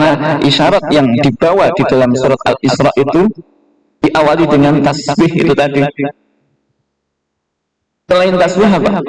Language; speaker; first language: Indonesian; non-native, local second language; Javanese